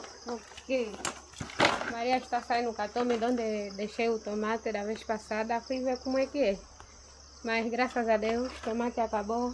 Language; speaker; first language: Portuguese; non-native, local second language; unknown